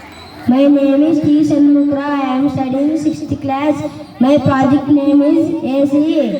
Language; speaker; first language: English; non-native, local second language; Telugu